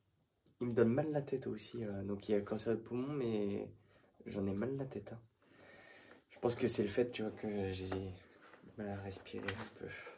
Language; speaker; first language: French; native; French